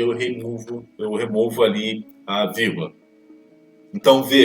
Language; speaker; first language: Portuguese; native; Portuguese